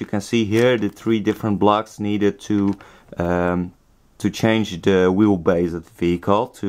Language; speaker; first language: English; non-native, fluent; Dutch